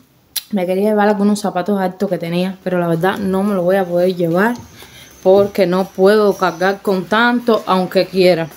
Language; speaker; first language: Spanish; native; Spanish